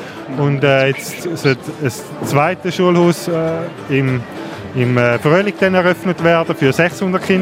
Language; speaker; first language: German; native; German